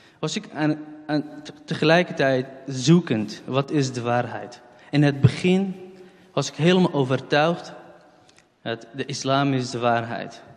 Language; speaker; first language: Dutch; non-native, fluent; Central Kurdish